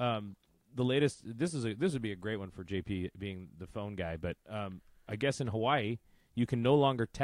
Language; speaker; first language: English; native; English